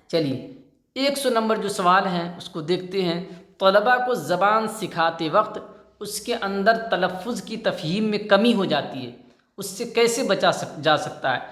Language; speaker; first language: Urdu; native; Urdu